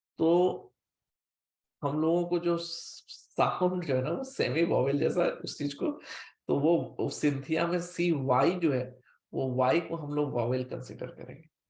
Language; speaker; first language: Hindi; native; Hindi